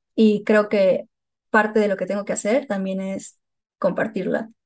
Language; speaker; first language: Spanish; native; Spanish